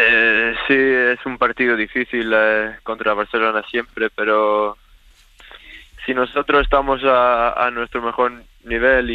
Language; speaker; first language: Spanish; early bilingual, other home language; Swedish